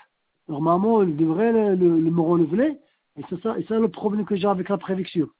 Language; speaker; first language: French; non-native, fluent; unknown